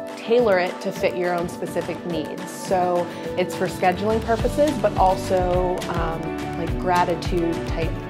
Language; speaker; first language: English; native; English